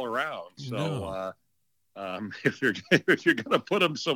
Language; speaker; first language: English; native; English